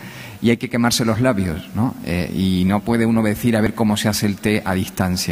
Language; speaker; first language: Spanish; native; Spanish